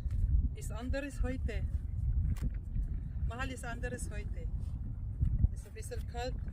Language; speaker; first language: German; non-native, learner; Filipino